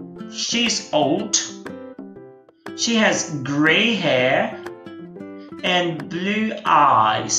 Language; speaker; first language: English; non-native, fluent; Portuguese